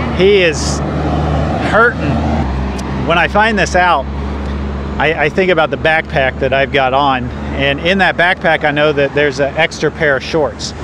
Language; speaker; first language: English; native; English